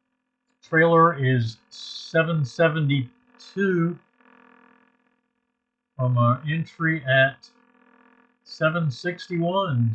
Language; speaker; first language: English; native; English